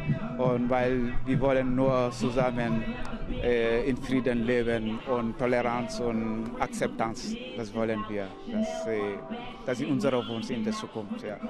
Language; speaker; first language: German; non-native, learner; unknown